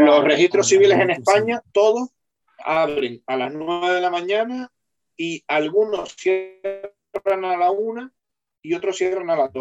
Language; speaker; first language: Spanish; native; Spanish